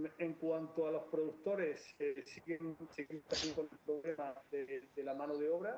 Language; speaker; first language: Spanish; native; Spanish